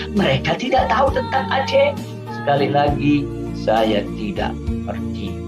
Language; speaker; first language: Indonesian; non-native, local second language; Achinese